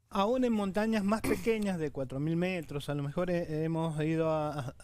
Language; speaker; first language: Spanish; native; Spanish